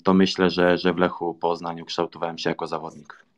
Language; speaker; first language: Polish; native; Polish